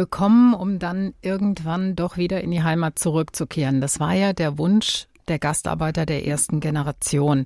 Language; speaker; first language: German; native; German